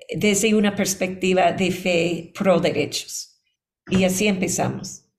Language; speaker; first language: Spanish; non-native, fluent; English